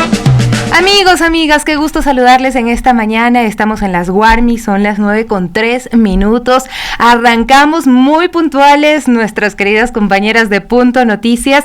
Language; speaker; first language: Spanish; native; Spanish